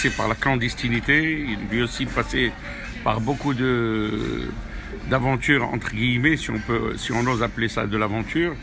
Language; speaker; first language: French; non-native, local second language; Arabic